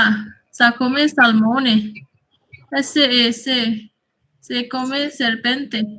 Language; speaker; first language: Italian; non-native, learner; Bangla